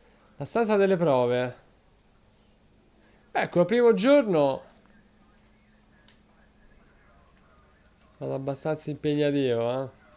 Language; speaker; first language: Italian; native; Italian